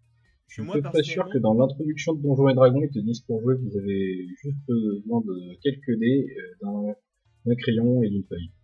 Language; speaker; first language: French; native; French